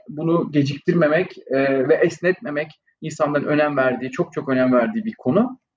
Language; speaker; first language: Turkish; native; Turkish